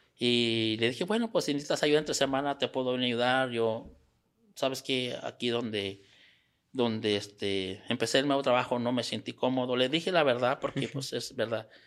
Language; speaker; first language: Spanish; native; Spanish